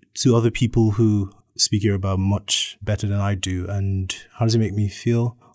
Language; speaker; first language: English; native; English